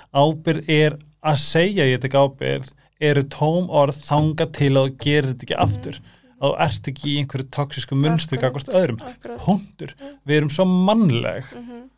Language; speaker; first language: Icelandic; native; Icelandic